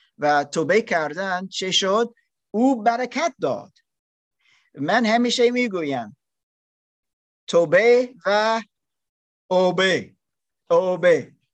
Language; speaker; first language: Persian; non-native, learner; German